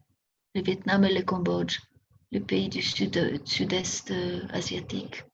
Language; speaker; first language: French; non-native, fluent; Spanish